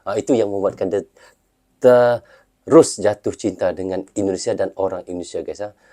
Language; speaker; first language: Malay; native; Malay